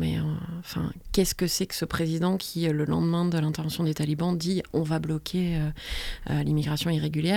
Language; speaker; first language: French; native; French